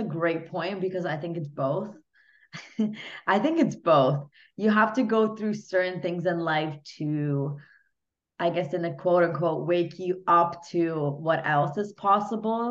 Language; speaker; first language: English; non-native, fluent; Hungarian